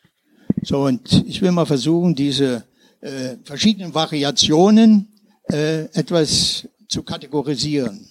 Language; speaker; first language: German; native; German